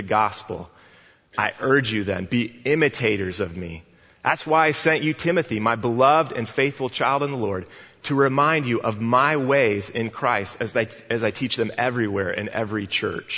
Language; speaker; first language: English; native; English